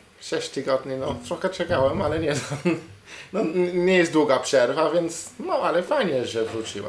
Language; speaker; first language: Polish; non-native, learner; English